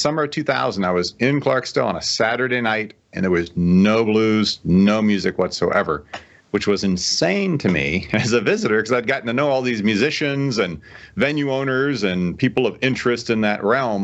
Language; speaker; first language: English; native; English